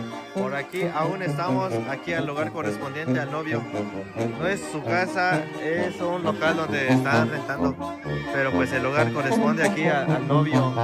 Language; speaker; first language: Spanish; native; Spanish